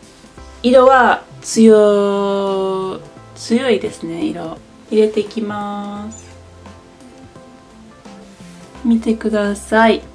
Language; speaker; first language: Japanese; non-native, fluent; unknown